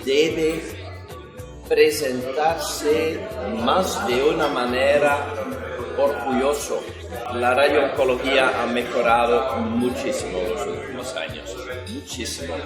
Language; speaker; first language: Spanish; non-native, fluent; Dutch